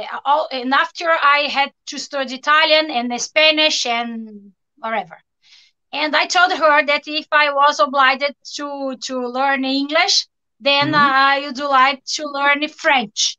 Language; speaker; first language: English; non-native, learner; Portuguese